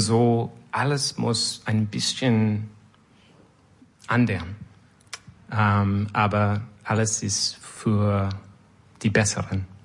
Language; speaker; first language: German; non-native, learner; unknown